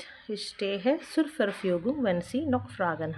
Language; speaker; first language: German; non-native, fluent; Malayalam